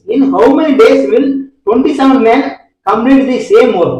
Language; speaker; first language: English; non-native, local second language; Tamil